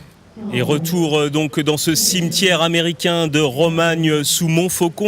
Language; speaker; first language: French; native; French